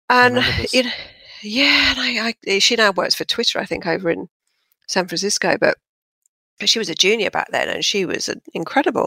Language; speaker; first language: English; native; English